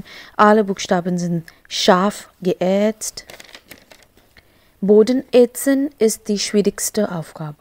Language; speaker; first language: German; non-native, learner; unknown